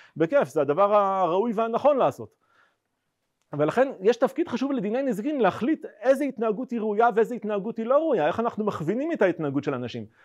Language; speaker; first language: Hebrew; native; Hebrew